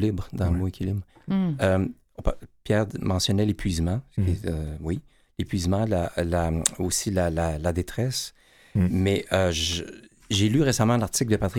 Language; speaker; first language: French; native; French